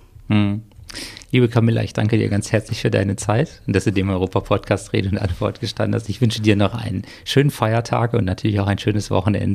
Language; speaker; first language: German; native; German